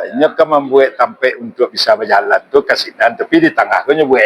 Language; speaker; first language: Indonesian; non-native, local second language; Minangkabau